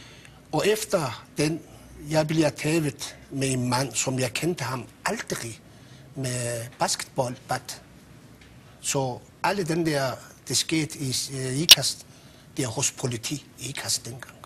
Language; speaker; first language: Danish; non-native, fluent; Persian